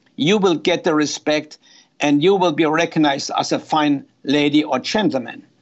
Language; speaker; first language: English; non-native, fluent; German